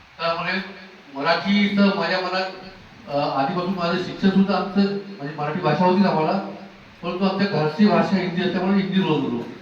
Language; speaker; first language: Marathi; non-native, local second language; Hindi